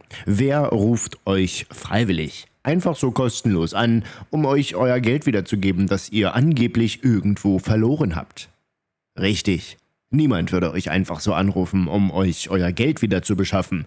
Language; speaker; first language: German; native; German